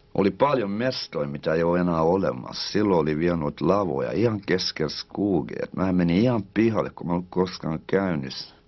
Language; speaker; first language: Finnish; early bilingual, other home language; Swedish